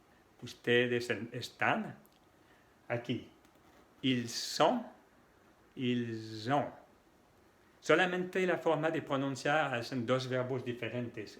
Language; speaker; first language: Spanish; non-native, fluent; French